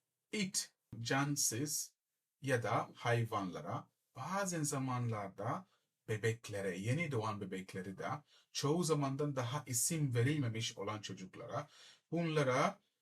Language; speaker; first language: Turkish; non-native, learner; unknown